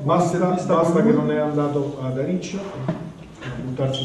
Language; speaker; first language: Italian; native; Italian